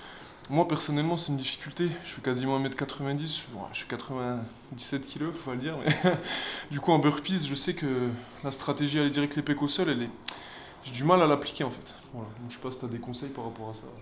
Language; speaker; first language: French; native; French